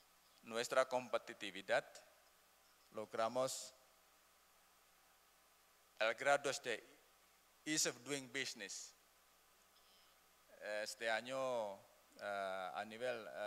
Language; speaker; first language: Spanish; non-native, learner; Indonesian